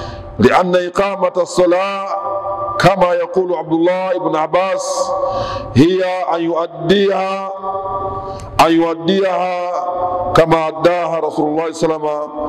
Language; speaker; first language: Arabic; non-native, fluent; Swahili